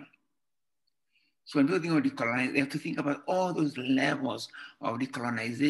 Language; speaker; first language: English; non-native, local second language; Kikuyu